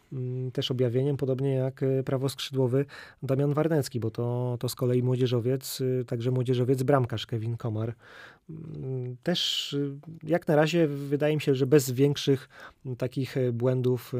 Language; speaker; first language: Polish; native; Polish